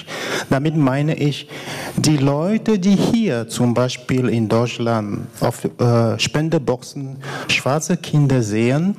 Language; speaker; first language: German; non-native, fluent; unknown